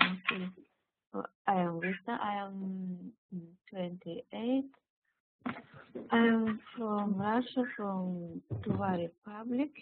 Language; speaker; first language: English; non-native, learner; Tuvinian